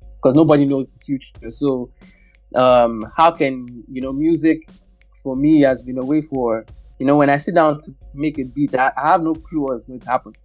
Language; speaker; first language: English; non-native, local second language; Yoruba